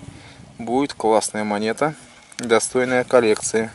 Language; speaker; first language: Russian; native; Russian